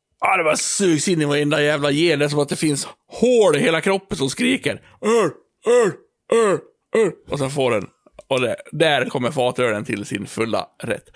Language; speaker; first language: Swedish; native; Swedish